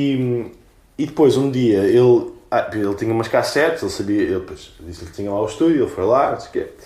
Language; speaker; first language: Portuguese; native; Portuguese